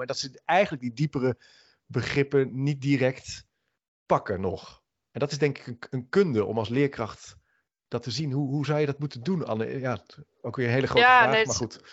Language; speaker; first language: Dutch; native; Dutch